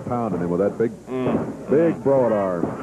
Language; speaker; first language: English; native; English